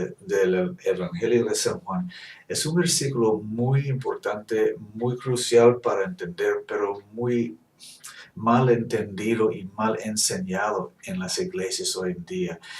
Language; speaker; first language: Spanish; non-native, fluent; English